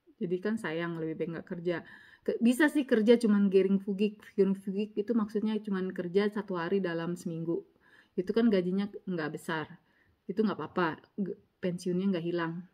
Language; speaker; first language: Indonesian; native; Indonesian